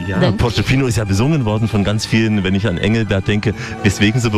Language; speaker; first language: German; native; German